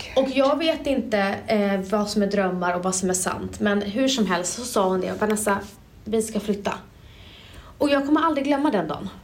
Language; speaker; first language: Swedish; early bilingual, other home language; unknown